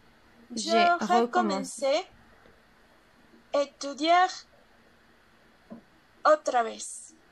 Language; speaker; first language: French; non-native, learner; Spanish